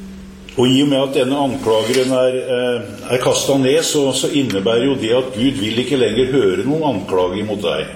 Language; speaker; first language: Norwegian; native; Norwegian